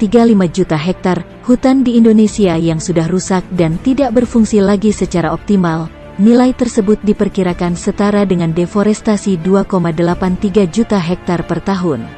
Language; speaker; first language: Indonesian; native; Indonesian